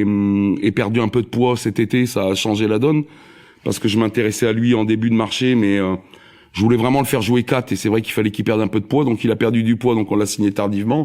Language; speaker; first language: French; native; French